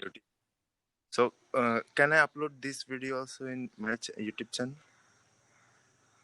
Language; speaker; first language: English; non-native, learner; Bangla